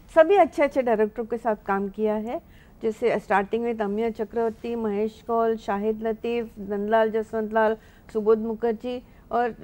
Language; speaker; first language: Hindi; non-native, local second language; Marathi